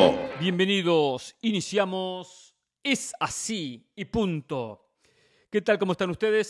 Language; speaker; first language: Spanish; native; Spanish